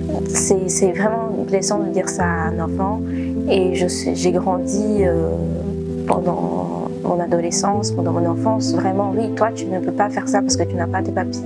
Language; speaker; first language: French; early bilingual, other home language; Portuguese